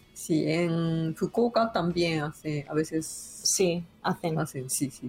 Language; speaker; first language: Spanish; non-native, learner; Japanese